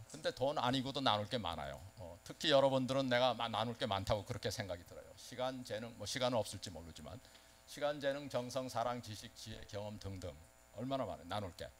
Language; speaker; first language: Korean; native; Korean